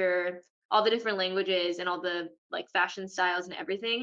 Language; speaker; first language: English; early bilingual, other home language; Korean